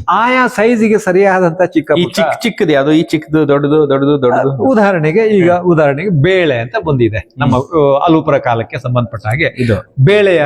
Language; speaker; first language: Kannada; non-native, local second language; Tulu